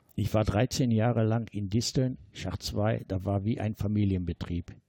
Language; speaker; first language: German; non-native, fluent; Turkish